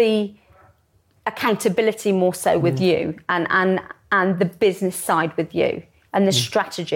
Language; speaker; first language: English; native; English